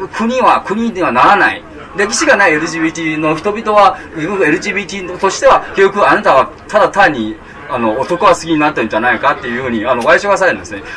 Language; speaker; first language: Japanese; non-native, fluent; Chinese